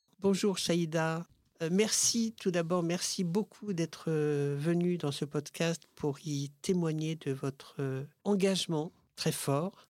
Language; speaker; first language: French; native; French